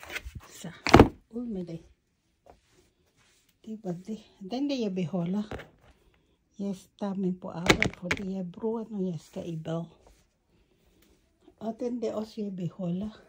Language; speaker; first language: Danish; non-native, learner; Filipino